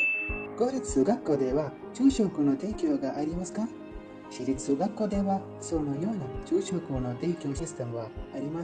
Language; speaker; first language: Japanese; non-native, learner; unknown